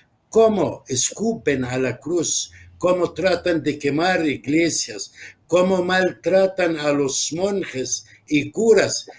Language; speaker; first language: Spanish; non-native, fluent; Arabic